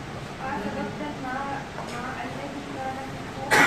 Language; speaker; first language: Arabic; non-native, learner; Urdu